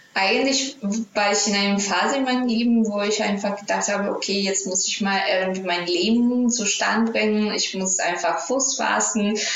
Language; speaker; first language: German; non-native, fluent; Greek